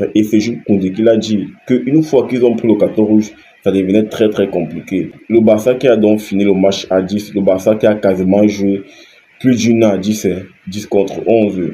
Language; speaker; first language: French; native; French